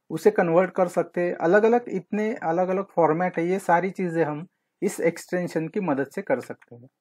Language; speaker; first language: Hindi; non-native, local second language; Marathi